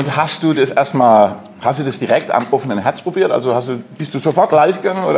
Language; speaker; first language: German; native; German